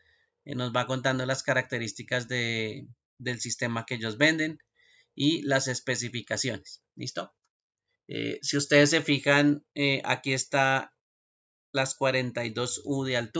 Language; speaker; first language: Spanish; native; Spanish